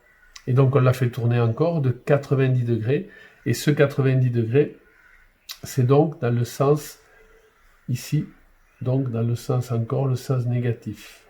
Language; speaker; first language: French; native; French